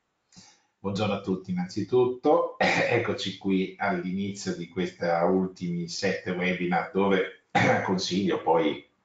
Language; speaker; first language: Italian; native; Italian